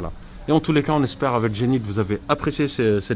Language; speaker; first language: French; native; French